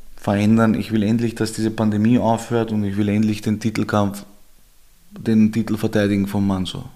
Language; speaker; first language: German; early bilingual, other home language; Georgian